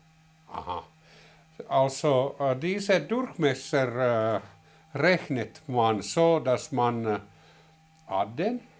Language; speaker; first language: German; non-native, learner; Finnish